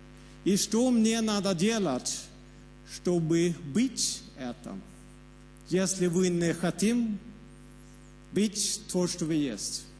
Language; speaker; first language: Russian; non-native, fluent; Swedish